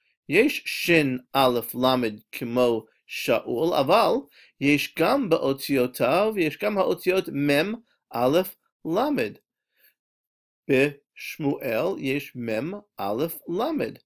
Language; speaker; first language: Hebrew; non-native, fluent; English